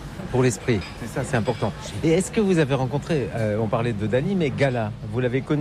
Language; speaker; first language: French; native; French